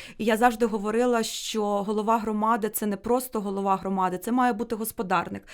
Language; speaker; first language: Ukrainian; native; Ukrainian